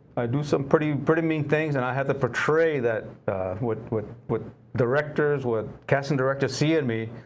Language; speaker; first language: English; native; English